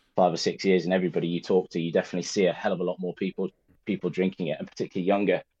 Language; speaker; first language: English; native; English